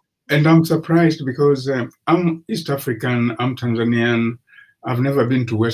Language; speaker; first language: English; non-native, local second language; Swahili